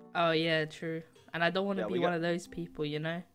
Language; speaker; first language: English; native; English